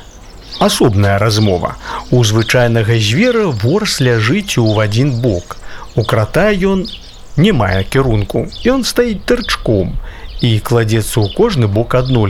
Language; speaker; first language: Belarusian; native; Belarusian